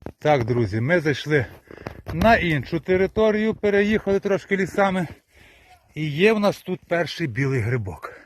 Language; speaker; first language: Ukrainian; native; Ukrainian